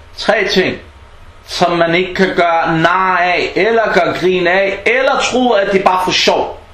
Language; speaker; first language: Danish; non-native, fluent; Arabic